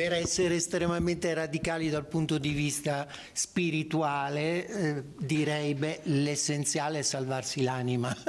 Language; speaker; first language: Italian; native; Italian